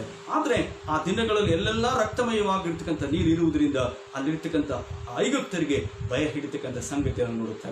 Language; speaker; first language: Kannada; native; Kannada